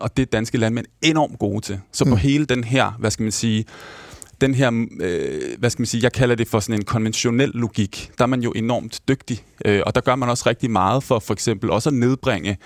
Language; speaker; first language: Danish; native; Danish